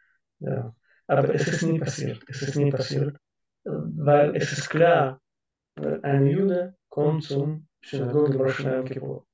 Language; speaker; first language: German; non-native, learner; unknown